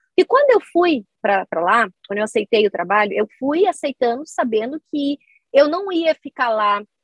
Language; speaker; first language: Portuguese; native; Portuguese